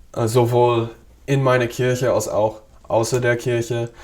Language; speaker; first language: German; non-native, fluent; English